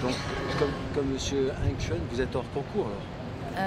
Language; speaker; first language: French; native; French